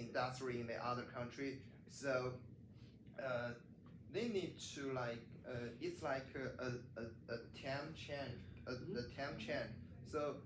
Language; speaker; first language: English; non-native, learner; Chinese